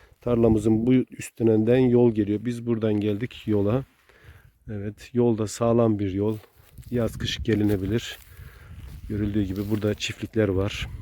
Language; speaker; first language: Turkish; native; Turkish